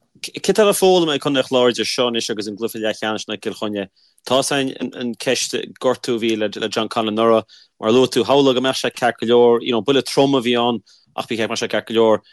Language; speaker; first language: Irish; native; Irish